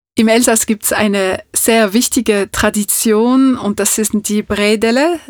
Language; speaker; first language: German; non-native, fluent; French